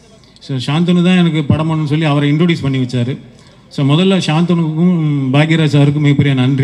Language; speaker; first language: Tamil; native; Tamil